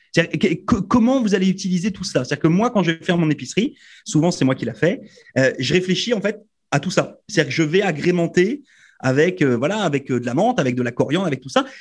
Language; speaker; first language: French; native; French